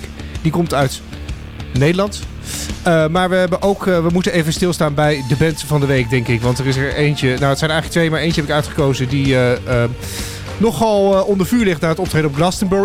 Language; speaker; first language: Dutch; native; Dutch